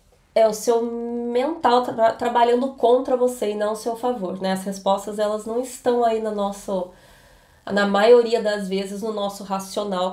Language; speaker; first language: Portuguese; native; Portuguese